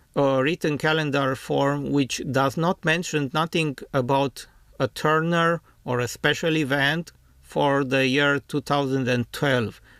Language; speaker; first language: English; non-native, fluent; Romanian